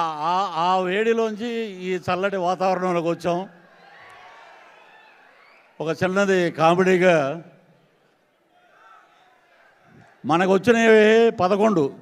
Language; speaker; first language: Telugu; native; Telugu